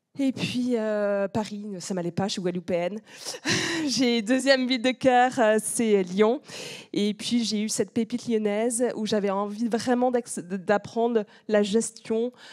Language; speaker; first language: French; native; French